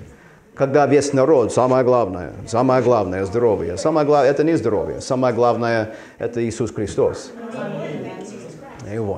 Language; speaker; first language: Russian; non-native, fluent; English